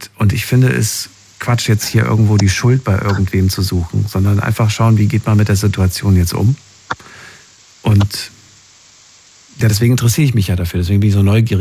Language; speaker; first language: German; native; German